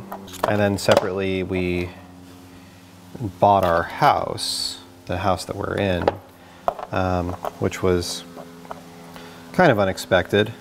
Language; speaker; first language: English; native; English